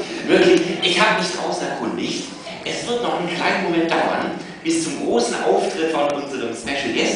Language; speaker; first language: German; native; German